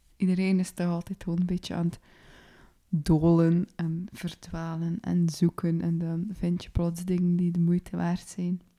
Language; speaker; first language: Dutch; native; Dutch